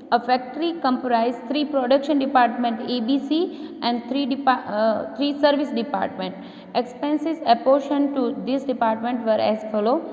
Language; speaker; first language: English; non-native, local second language; Gujarati